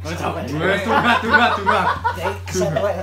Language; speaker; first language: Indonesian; non-native, local second language; Javanese